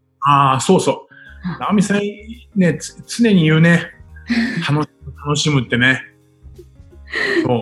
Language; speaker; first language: Japanese; native; Japanese